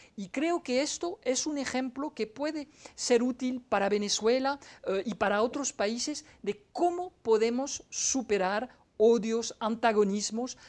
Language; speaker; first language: Spanish; non-native, fluent; French